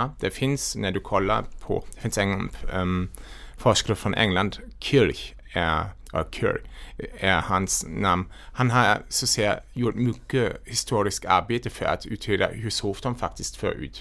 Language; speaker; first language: Swedish; non-native, fluent; German